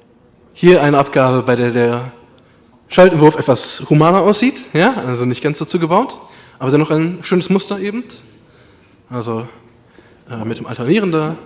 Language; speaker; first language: German; native; German